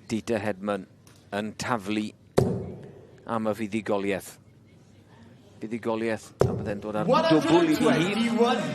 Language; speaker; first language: Welsh; native; Welsh